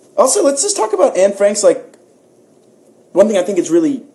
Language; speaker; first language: English; early bilingual, other home language; Spanish